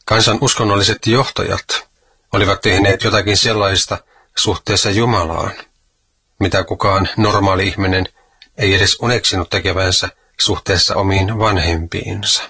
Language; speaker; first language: Finnish; native; Finnish